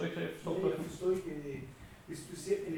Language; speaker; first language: Danish; non-native, learner; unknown